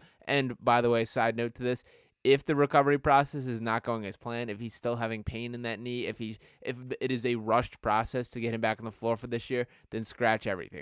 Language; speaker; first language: English; native; English